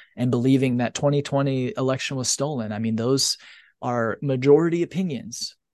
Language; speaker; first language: English; native; English